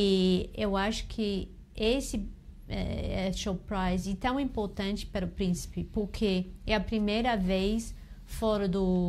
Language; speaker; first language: Portuguese; non-native, learner; English